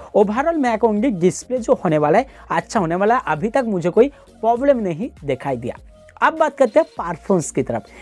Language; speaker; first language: Hindi; non-native, local second language; Bangla